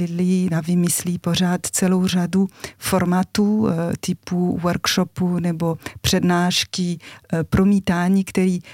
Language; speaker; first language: Czech; non-native, fluent; French